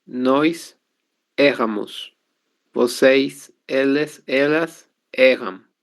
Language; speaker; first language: Portuguese; non-native, learner; Spanish